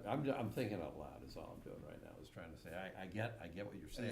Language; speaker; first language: English; native; English